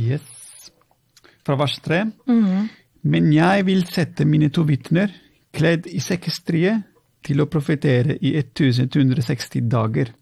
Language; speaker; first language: Norwegian; non-native, fluent; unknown